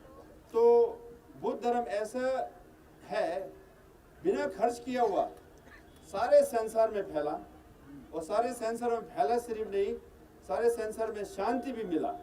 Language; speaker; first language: Hindi; non-native, fluent; Tibetan